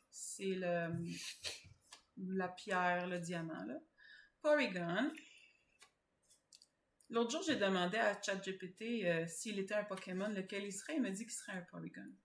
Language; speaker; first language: French; native; French